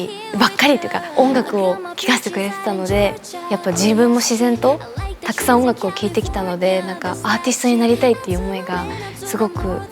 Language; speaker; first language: Japanese; native; Japanese